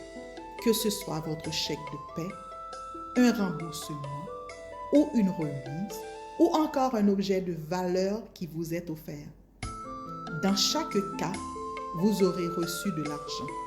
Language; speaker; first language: French; native; French